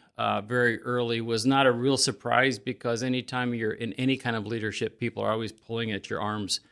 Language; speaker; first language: English; native; English